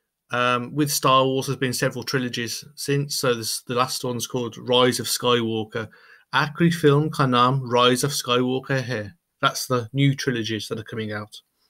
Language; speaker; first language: English; native; English